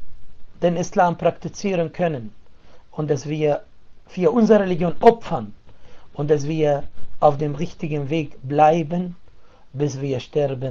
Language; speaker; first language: German; non-native, fluent; Arabic